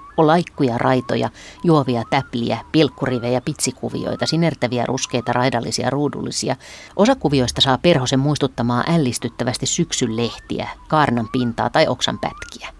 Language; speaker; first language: Finnish; native; Finnish